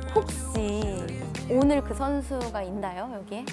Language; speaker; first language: Korean; native; Korean